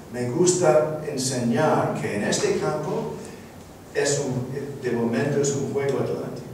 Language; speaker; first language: Spanish; non-native, fluent; English